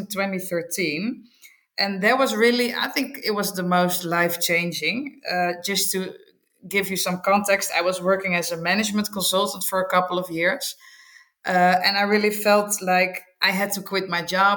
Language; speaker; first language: English; non-native, fluent; Dutch